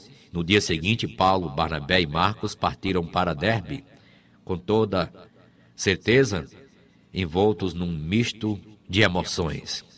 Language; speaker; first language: Portuguese; native; Portuguese